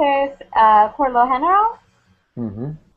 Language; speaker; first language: Spanish; non-native, learner; English